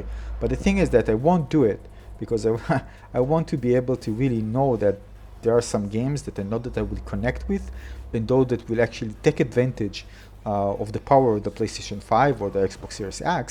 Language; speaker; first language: English; non-native, fluent; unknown